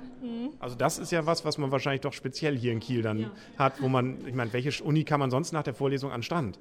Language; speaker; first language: German; native; German